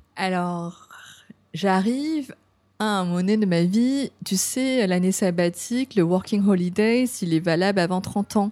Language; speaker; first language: French; early bilingual, other home language; Cantonese